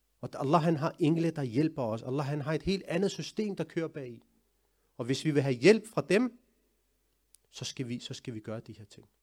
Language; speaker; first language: Danish; early bilingual, other home language; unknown